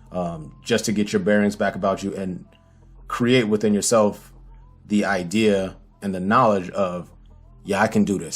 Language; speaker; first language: English; native; English